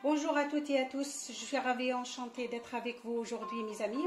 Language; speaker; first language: French; non-native, local second language; Arabic